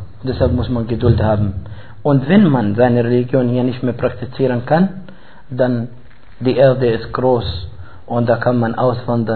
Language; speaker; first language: German; non-native, fluent; Arabic